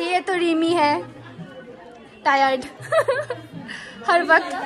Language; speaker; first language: Hindi; non-native, local second language; Bangla